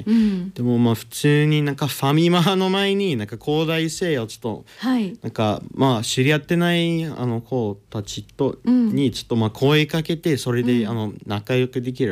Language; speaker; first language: Japanese; non-native, learner; English